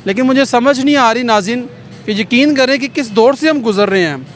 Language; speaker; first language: Urdu; non-native, local second language; Punjabi